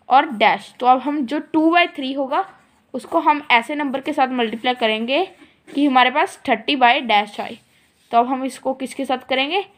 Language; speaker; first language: Hindi; non-native, local second language; Punjabi